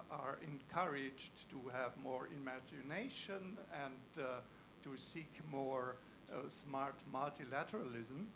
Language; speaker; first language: English; non-native, fluent; German